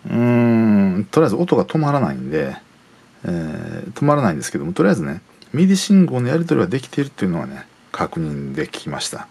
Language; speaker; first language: Japanese; native; Japanese